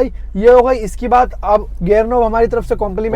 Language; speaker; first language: Hindi; native; Hindi